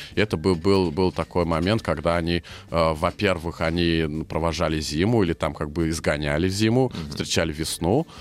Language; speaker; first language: Russian; non-native, fluent; Hungarian